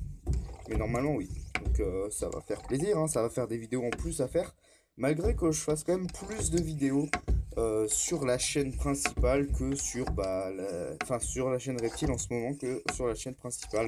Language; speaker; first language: French; native; French